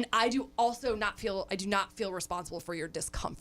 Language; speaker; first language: English; native; English